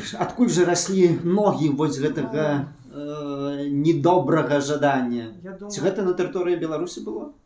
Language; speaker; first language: Belarusian; native; Belarusian